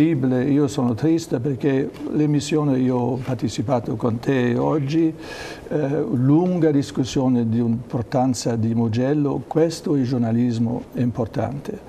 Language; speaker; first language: Italian; non-native, learner; German